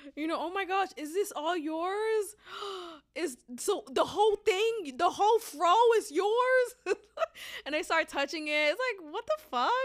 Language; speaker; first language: English; native; English